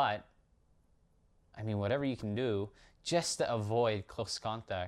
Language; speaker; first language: English; non-native, local second language; Hiligaynon